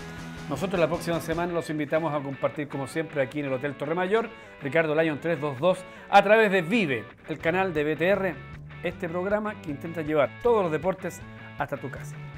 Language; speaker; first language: Spanish; native; Spanish